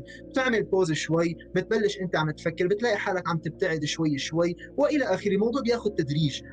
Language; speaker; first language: Arabic; native; Arabic